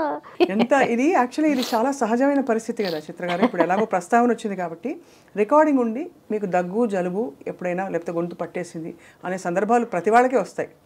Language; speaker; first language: Telugu; native; Telugu